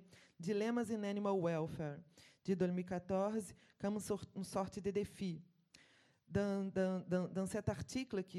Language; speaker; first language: French; non-native, fluent; Portuguese